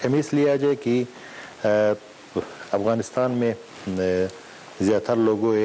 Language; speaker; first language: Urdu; non-native, learner; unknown